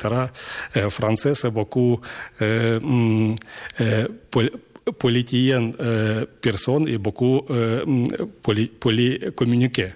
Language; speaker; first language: French; non-native, learner; Ukrainian